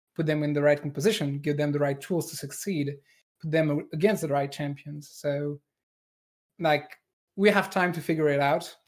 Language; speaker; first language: English; non-native, fluent; French